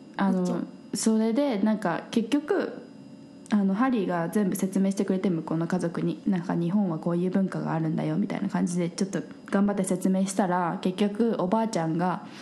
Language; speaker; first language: Japanese; native; Japanese